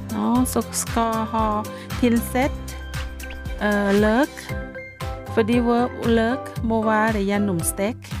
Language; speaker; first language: Norwegian; non-native, learner; Thai